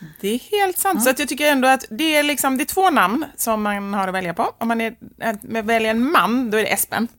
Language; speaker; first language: Swedish; native; Swedish